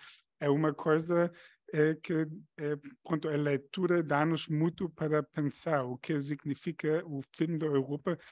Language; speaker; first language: Portuguese; non-native, fluent; German